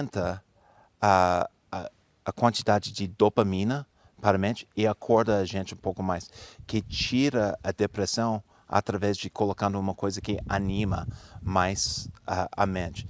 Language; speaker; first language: Portuguese; non-native, fluent; English